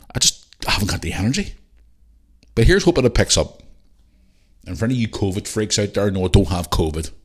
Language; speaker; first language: English; native; English